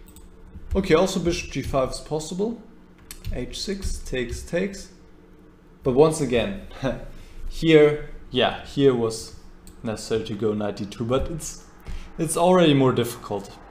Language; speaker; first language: English; non-native, fluent; German